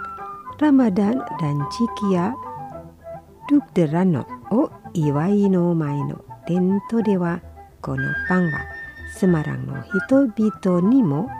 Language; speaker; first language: Japanese; non-native, fluent; Indonesian